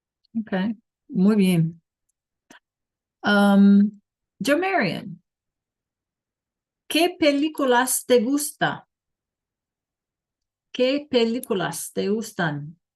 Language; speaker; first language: Spanish; non-native, fluent; English